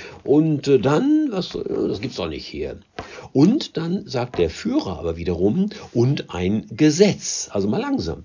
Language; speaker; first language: German; native; German